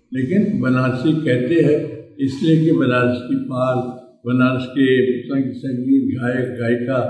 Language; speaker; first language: Hindi; native; Hindi